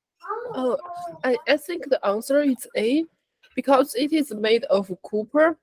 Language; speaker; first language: English; non-native, learner; Chinese